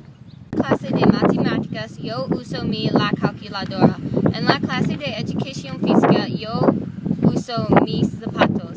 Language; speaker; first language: Spanish; non-native, learner; English